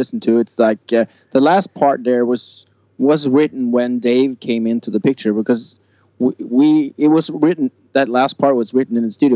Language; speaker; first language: English; non-native, fluent; Norwegian